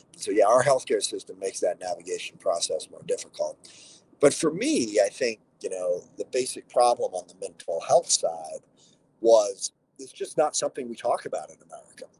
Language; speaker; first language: English; native; English